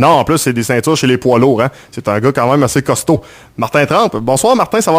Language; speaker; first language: French; native; French